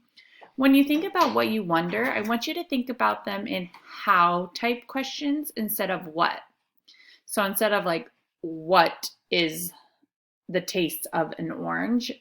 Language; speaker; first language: English; native; English